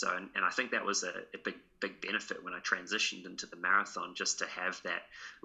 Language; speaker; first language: English; native; English